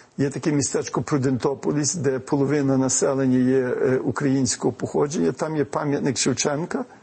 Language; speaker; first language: Ukrainian; early bilingual, heritage; Ukrainian